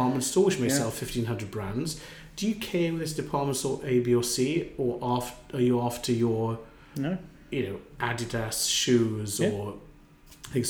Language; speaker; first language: English; native; English